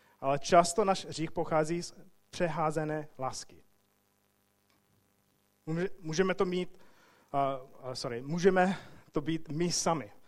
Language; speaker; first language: Czech; non-native, fluent; English